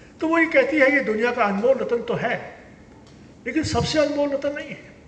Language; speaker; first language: Hindi; native; Hindi